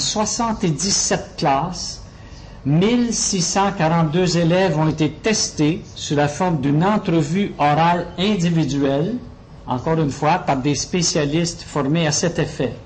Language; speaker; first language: French; native; French